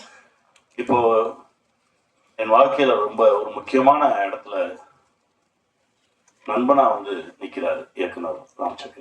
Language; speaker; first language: Tamil; native; Tamil